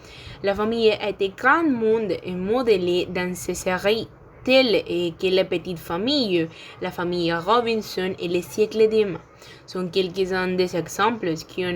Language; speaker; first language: French; non-native, learner; Spanish